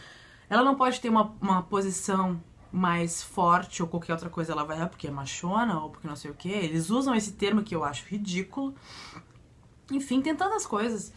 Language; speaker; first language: Portuguese; native; Portuguese